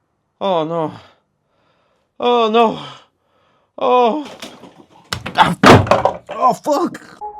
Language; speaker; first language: English; non-native, fluent; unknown